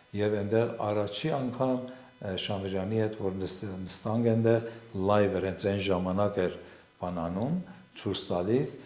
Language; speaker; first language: Armenian; non-native, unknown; Assyrian Neo-Aramaic